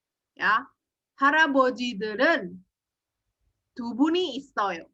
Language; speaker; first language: Korean; non-native, fluent; Indonesian